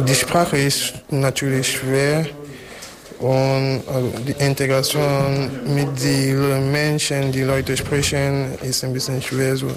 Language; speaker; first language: German; non-native, learner; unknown